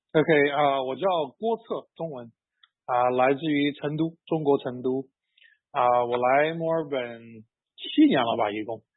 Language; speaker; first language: Chinese; native; Chinese